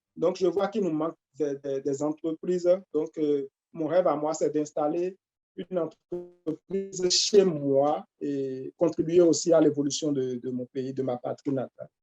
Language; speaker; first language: French; non-native, local second language; Fon